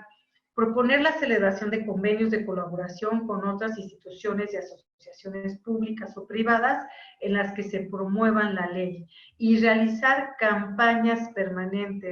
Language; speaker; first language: Spanish; native; Spanish